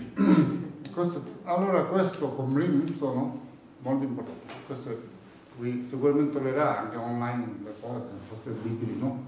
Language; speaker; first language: Italian; non-native, learner; Tibetan